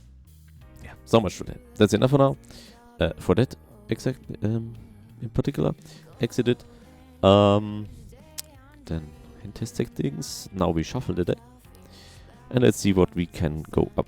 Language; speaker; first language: English; non-native, fluent; German